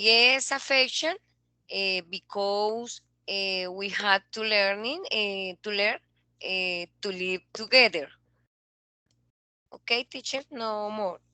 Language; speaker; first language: English; non-native, learner; Spanish